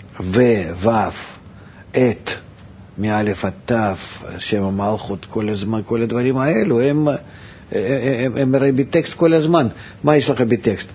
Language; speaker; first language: Hebrew; non-native, fluent; Russian